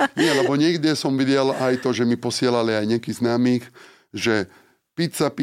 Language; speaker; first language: Slovak; non-native, fluent; Italian